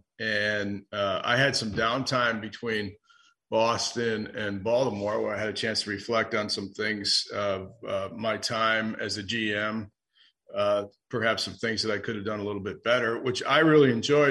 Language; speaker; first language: English; native; English